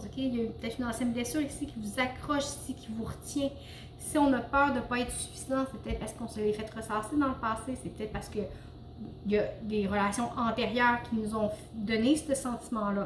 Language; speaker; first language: French; native; French